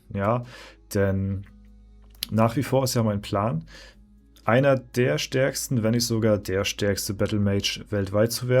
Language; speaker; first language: German; native; German